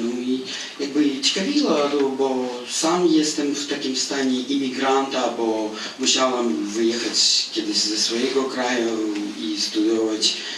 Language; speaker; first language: Polish; non-native, fluent; Russian